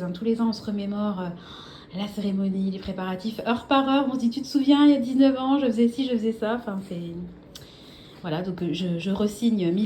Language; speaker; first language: French; native; French